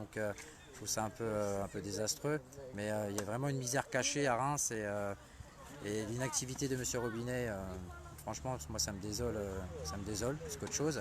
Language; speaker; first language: French; native; French